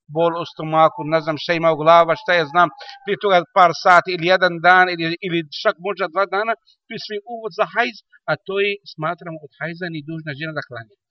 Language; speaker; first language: Bosnian; non-native, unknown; Arabic